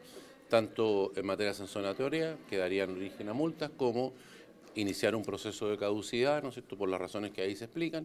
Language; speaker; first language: Spanish; native; Spanish